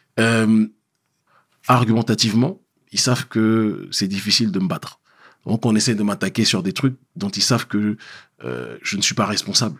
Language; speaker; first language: French; native; French